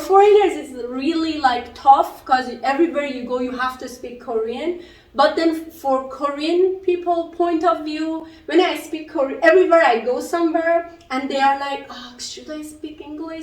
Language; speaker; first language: English; non-native, local second language; Persian